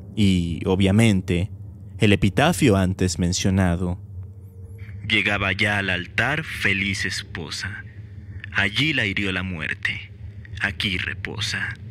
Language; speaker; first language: Spanish; native; Spanish